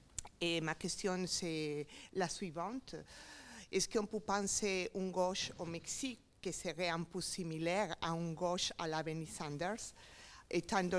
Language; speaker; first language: French; non-native, learner; Spanish